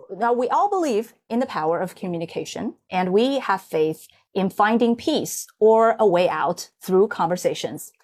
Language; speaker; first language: English; non-native, fluent; Chinese